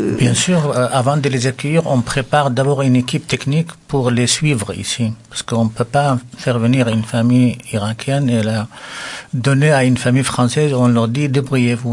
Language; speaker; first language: French; non-native, local second language; Arabic